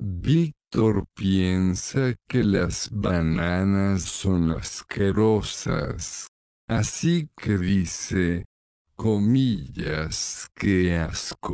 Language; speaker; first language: Spanish; non-native, learner; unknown